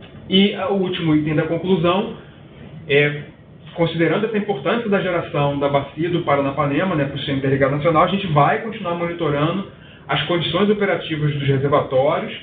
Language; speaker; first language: Portuguese; native; Portuguese